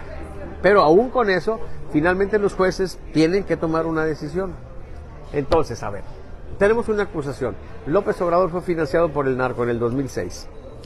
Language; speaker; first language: Spanish; native; Spanish